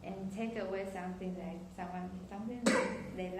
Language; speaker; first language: English; non-native, learner; Chinese